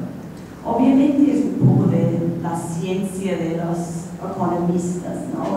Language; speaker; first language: Spanish; non-native, fluent; English